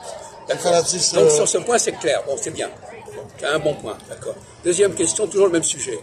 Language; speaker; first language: French; native; French